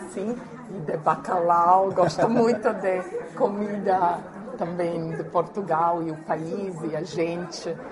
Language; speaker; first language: Portuguese; non-native, fluent; Croatian